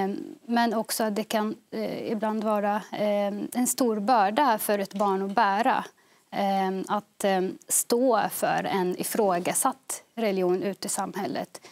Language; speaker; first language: Swedish; early bilingual, other home language; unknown